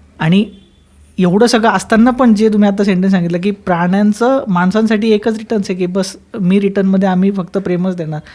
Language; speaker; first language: Marathi; native; Marathi